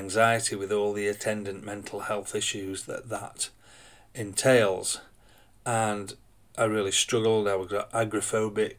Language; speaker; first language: English; native; English